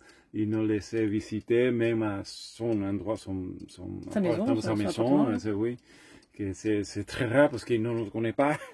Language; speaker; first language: French; non-native, learner; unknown